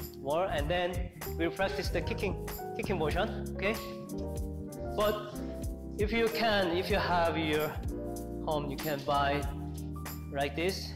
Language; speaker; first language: English; non-native, learner; Korean